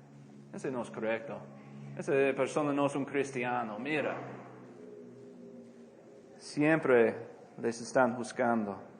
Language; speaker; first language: Spanish; non-native, fluent; English